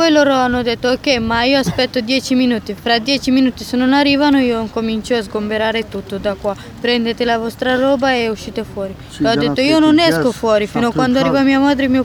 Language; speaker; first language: Italian; early bilingual, other home language; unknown